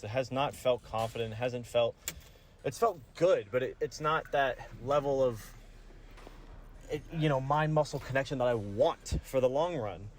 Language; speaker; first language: English; native; English